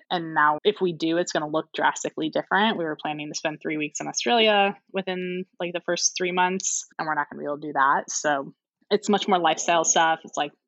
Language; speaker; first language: English; native; English